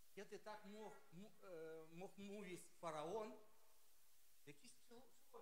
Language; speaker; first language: Polish; non-native, learner; Ukrainian